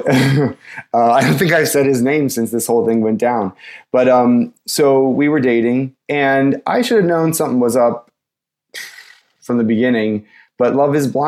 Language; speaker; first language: English; native; English